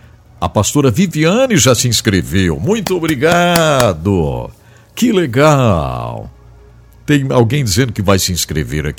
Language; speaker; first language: Portuguese; native; Portuguese